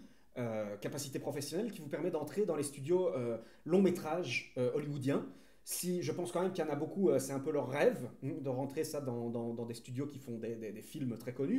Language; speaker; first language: French; native; French